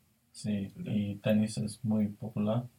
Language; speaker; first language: Spanish; non-native, learner; English